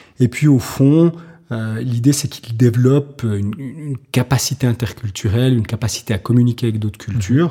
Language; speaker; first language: French; native; French